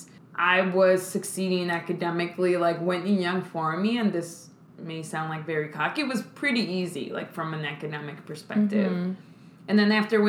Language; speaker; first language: English; early bilingual, other home language; Spanish